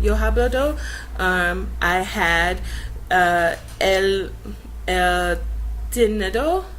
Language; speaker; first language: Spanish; non-native, learner; English